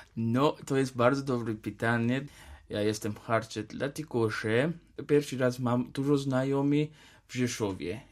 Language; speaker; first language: Polish; non-native, learner; Georgian